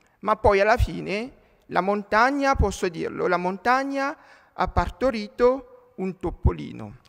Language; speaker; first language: Italian; non-native, fluent; French